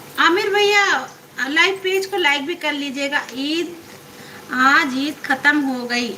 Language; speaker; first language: Hindi; native; Hindi